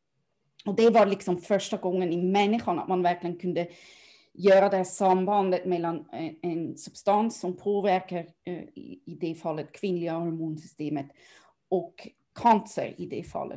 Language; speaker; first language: Swedish; non-native, fluent; German